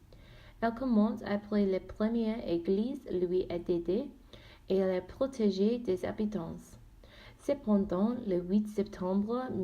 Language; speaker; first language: French; non-native, learner; Dutch